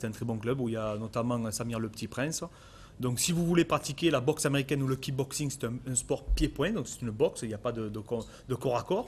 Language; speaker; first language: French; native; French